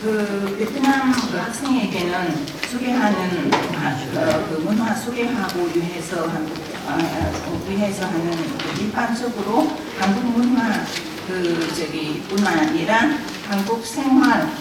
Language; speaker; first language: Korean; non-native, fluent; Vietnamese